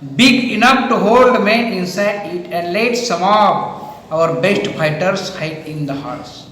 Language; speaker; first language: English; non-native, local second language; Marathi